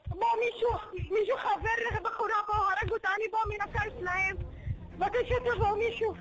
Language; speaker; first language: Hebrew; non-native, learner; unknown